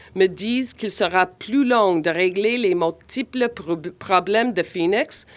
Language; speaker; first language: French; non-native, local second language; English